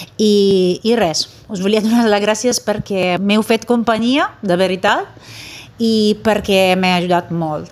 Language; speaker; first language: Catalan; non-native, fluent; Italian